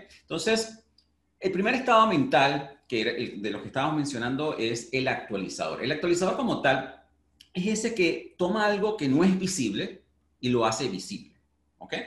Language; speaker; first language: Spanish; native; Spanish